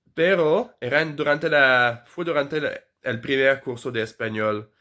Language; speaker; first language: Spanish; non-native, fluent; French